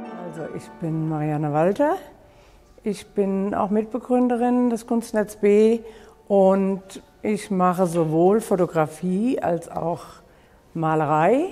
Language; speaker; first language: German; native; German